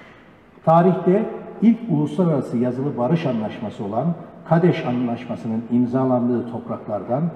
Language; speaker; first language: Turkish; native; Turkish